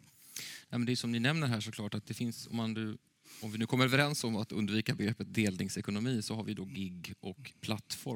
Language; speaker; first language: Swedish; native; Swedish